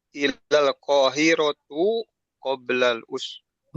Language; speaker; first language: Arabic; non-native, learner; Indonesian